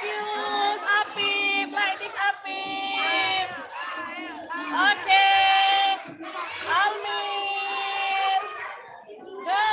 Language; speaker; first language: English; non-native, learner; Indonesian